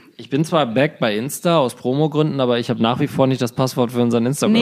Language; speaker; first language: German; native; German